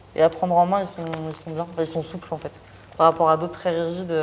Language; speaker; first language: French; native; French